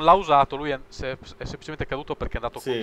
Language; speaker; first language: Italian; native; Italian